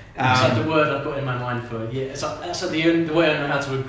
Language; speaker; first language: English; native; English